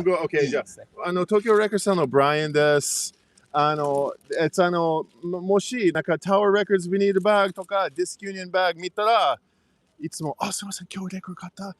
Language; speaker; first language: Japanese; non-native, learner; English